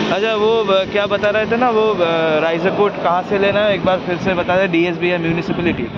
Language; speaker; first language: Hindi; non-native, local second language; Bangla